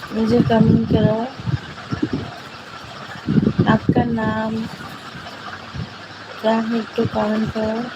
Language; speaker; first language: Hindi; non-native, learner; Bangla